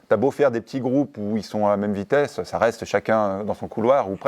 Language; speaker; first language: French; native; French